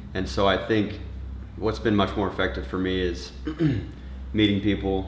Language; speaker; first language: English; native; English